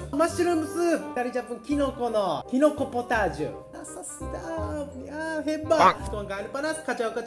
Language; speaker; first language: Malay; non-native, learner; Japanese